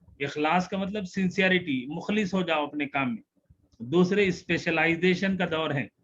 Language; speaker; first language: Urdu; native; Urdu